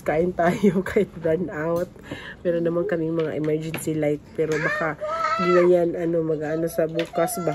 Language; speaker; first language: Filipino; non-native, local second language; Hiligaynon